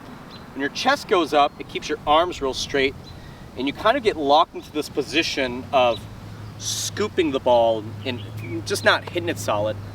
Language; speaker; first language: English; native; English